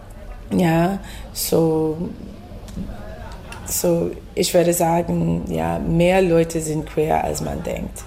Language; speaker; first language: German; non-native, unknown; English